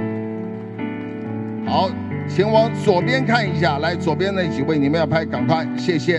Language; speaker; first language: Chinese; native; Chinese